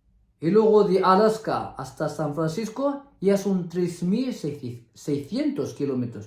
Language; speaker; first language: Spanish; non-native, fluent; Arabic